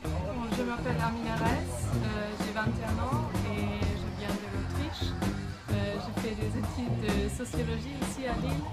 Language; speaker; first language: French; non-native, learner; German